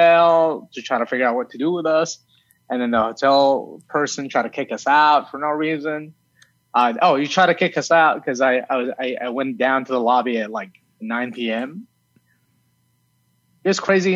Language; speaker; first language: English; early bilingual, other home language; Arabic